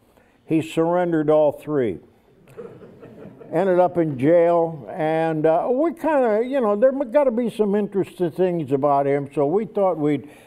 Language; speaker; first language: English; native; English